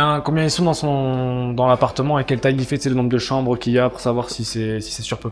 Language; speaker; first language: French; native; French